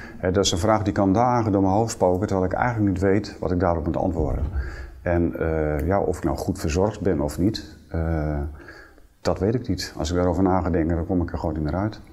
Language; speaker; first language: Dutch; native; Dutch